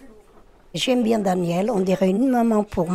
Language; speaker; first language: French; early bilingual, other home language; Portuguese